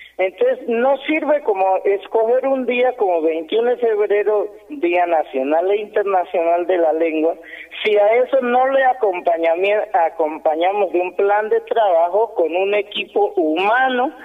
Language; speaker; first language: Spanish; non-native, local second language; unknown